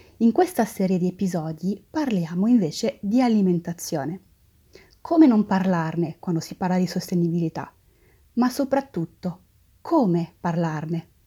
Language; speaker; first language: Italian; non-native, fluent; French